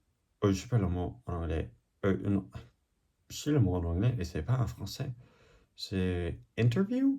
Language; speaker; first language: French; non-native, learner; English